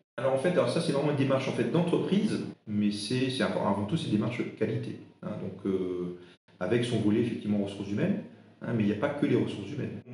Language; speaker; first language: French; non-native, local second language; Swiss German